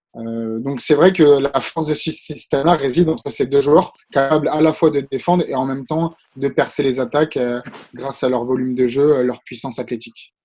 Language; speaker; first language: French; native; French